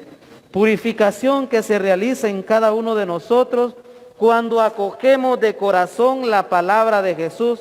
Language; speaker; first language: Spanish; native; Spanish